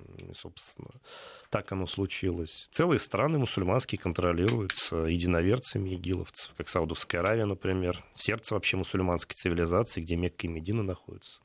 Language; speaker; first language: Russian; native; Russian